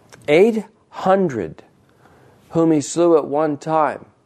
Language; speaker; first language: English; native; English